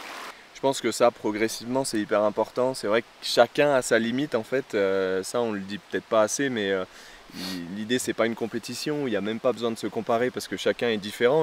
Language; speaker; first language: French; native; French